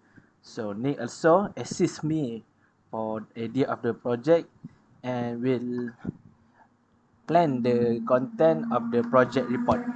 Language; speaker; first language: English; non-native, learner; Malay